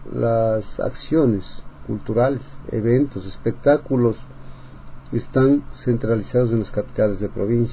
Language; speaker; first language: Spanish; native; Spanish